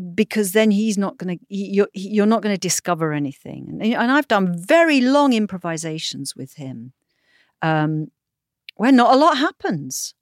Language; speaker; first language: English; native; English